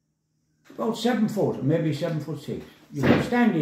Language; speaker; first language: English; native; English